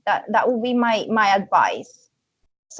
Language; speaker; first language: English; non-native, fluent; Spanish